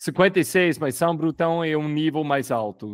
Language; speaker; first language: Portuguese; non-native, fluent; English